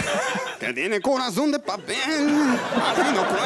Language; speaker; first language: Spanish; native; Spanish